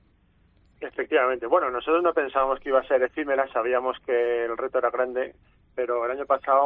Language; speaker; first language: Spanish; native; Spanish